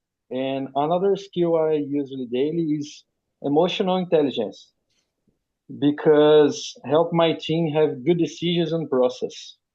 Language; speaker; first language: English; non-native, learner; Portuguese